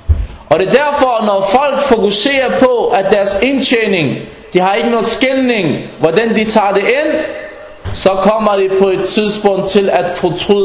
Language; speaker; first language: Danish; non-native, fluent; Arabic